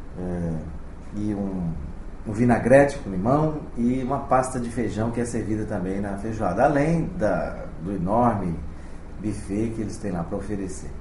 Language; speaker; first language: Portuguese; native; Portuguese